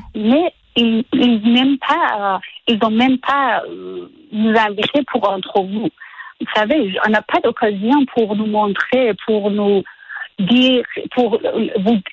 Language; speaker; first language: French; non-native, learner; Persian